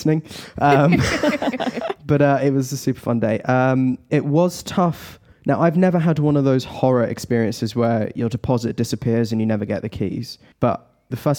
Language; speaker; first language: English; native; English